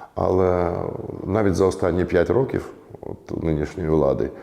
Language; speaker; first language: Ukrainian; non-native, local second language; Russian